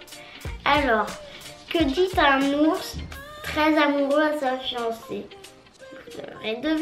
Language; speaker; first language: French; native; French